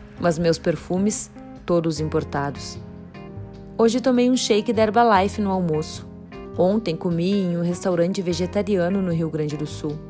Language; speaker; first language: Portuguese; native; Portuguese